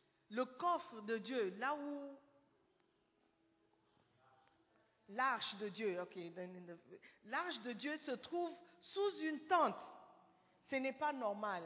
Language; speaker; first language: French; non-native, fluent; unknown